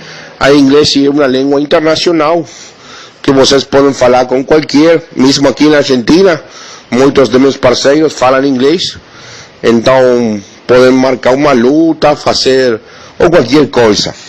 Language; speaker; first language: Portuguese; non-native, learner; Spanish